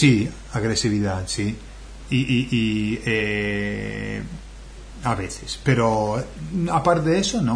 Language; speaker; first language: Spanish; non-native, fluent; English